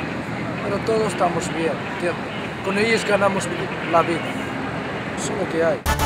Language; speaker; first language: Spanish; non-native, learner; Arabic